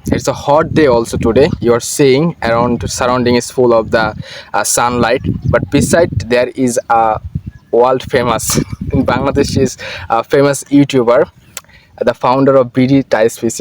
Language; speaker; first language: English; non-native, learner; Bangla